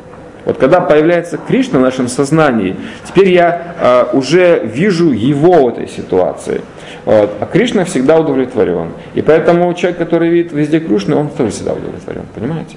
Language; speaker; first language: Russian; native; Russian